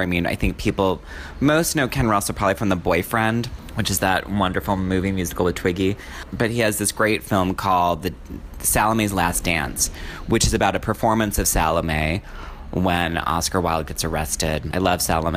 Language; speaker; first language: English; native; English